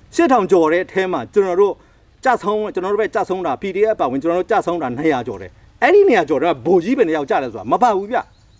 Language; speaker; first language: Burmese; non-native, local second language; S'gaw Karen